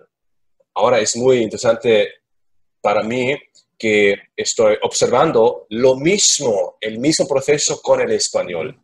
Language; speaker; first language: Spanish; non-native, learner; German